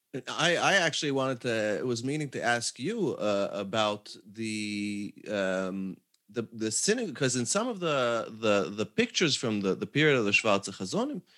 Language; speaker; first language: English; non-native, fluent; Hebrew